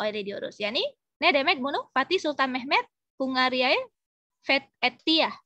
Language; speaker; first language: Turkish; non-native, fluent; Indonesian